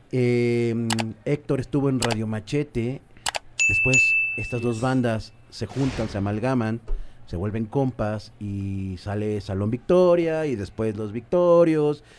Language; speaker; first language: Spanish; native; Spanish